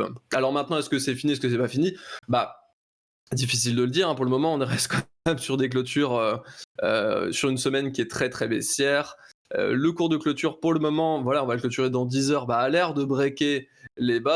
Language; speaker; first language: French; native; French